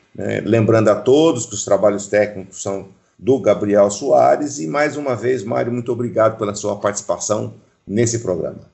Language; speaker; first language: Portuguese; native; Portuguese